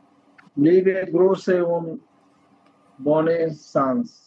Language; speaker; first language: German; non-native, learner; Bangla